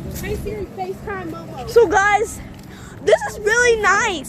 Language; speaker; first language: English; native; English